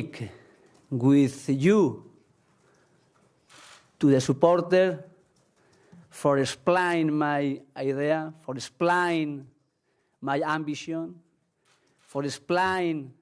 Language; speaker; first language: English; non-native, learner; Spanish